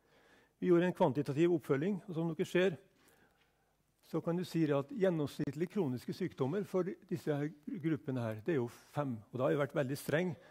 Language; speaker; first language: Norwegian; native; Norwegian